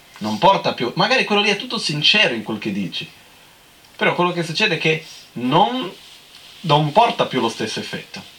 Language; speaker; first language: Italian; non-native, fluent; Portuguese